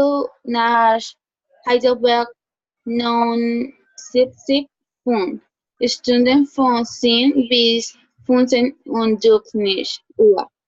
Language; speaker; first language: German; non-native, learner; Spanish